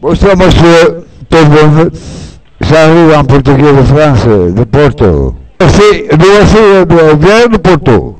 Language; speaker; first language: French; non-native, learner; Portuguese